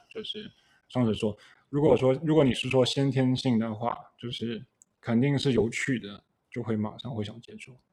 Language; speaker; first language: Chinese; early bilingual, heritage; Chinese